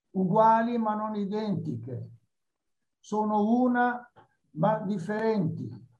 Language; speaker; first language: Italian; native; Italian